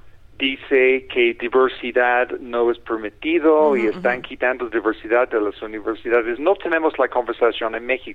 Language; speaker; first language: Spanish; non-native, fluent; English